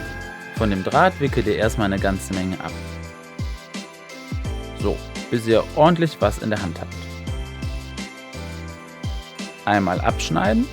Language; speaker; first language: German; native; German